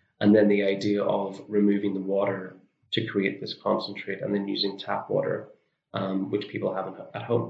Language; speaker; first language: English; native; English